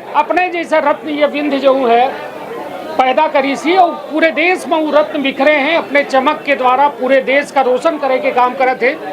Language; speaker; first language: Hindi; native; Hindi